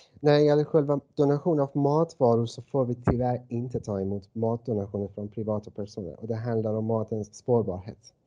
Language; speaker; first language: Swedish; non-native, fluent; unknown